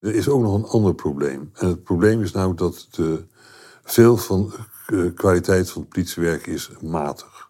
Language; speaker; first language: Dutch; native; Dutch